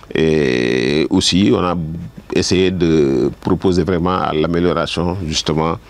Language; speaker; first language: French; non-native, local second language; Wolof